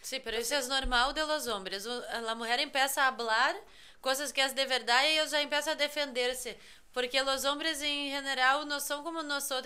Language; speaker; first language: Spanish; non-native, fluent; Portuguese